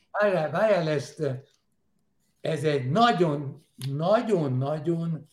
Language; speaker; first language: Hungarian; native; Hungarian